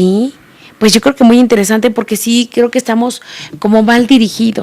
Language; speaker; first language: Spanish; native; Spanish